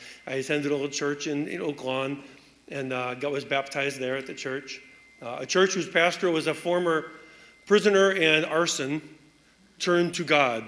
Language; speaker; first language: English; native; English